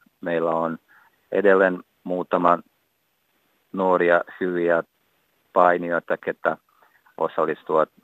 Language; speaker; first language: Finnish; non-native, fluent; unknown